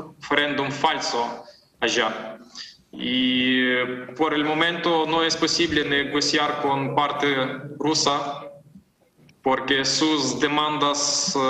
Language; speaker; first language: Spanish; non-native, fluent; Ukrainian